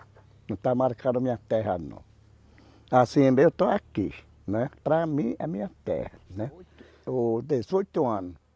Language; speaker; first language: Portuguese; non-native, local second language; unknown